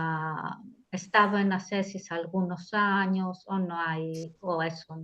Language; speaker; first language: Spanish; non-native, fluent; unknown